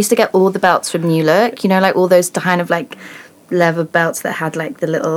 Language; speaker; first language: English; native; English